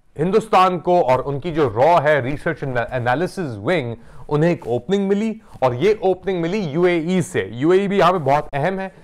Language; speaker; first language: Urdu; native; Urdu